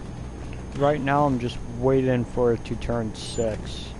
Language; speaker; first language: English; native; English